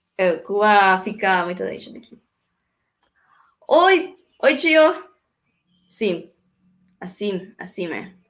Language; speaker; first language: Portuguese; non-native, learner; Spanish